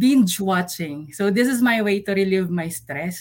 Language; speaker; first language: English; non-native, local second language; Pampanga